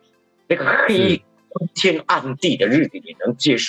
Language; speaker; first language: Chinese; native; Chinese